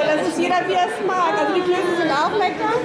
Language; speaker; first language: German; native; German